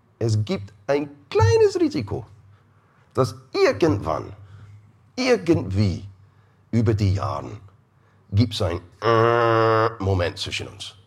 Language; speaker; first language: German; non-native, fluent; English